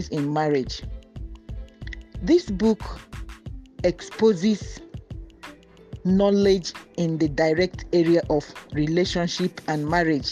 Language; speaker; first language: English; non-native, local second language; Igbo